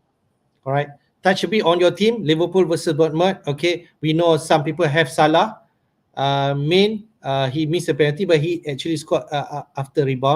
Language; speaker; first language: English; non-native, local second language; Malay